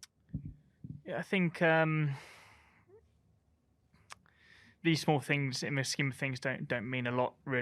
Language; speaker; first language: English; native; English